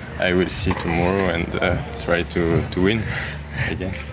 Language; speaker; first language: English; non-native, learner; French